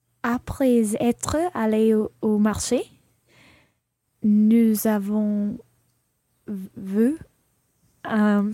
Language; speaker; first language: French; non-native, learner; English